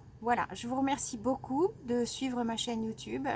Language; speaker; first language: French; native; French